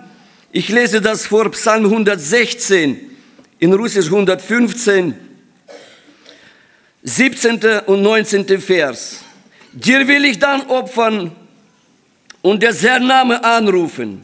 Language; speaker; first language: German; non-native, fluent; Russian